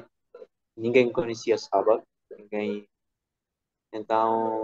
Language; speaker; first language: Portuguese; non-native, fluent; Georgian